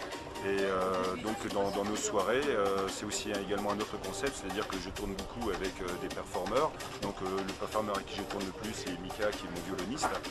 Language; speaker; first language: French; native; French